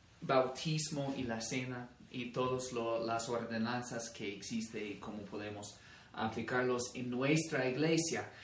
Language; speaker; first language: Spanish; non-native, fluent; English